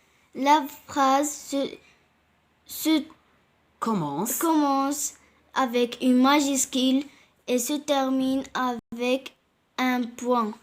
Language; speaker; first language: French; non-native, learner; Arabic